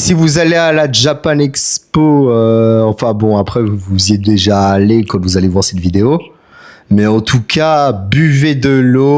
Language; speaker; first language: French; native; French